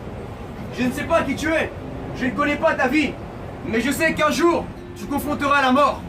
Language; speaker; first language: French; native; French